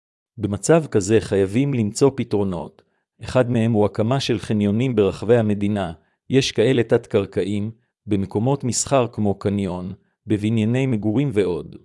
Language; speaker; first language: Hebrew; native; Hebrew